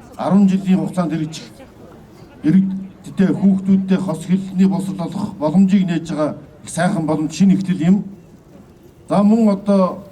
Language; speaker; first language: Mongolian; non-native, local second language; Kazakh